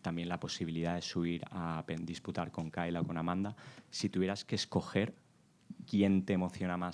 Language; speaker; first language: Spanish; native; Spanish